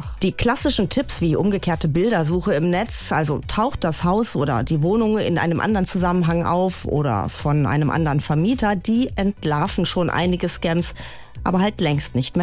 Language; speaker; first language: German; native; German